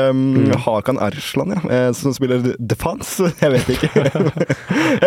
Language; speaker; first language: Norwegian; native; Norwegian